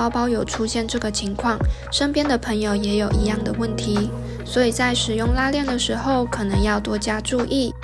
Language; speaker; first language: Chinese; native; Chinese